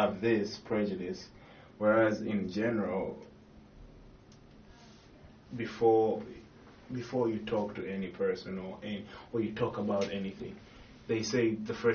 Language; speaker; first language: English; non-native, local second language; Ganda